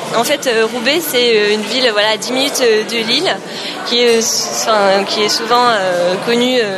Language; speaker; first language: French; native; French